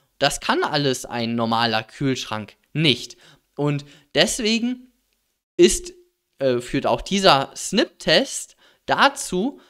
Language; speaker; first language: German; native; German